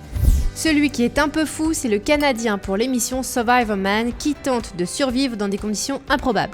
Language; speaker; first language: French; native; French